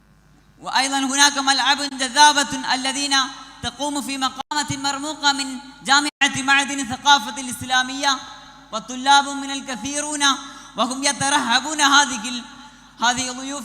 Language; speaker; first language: Arabic; non-native, learner; Malayalam